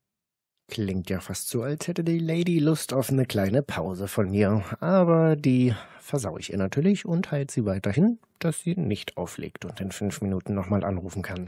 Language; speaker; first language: German; native; German